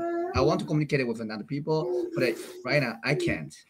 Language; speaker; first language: English; non-native, learner; Chinese